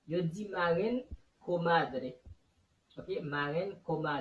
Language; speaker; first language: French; non-native, learner; Haitian Creole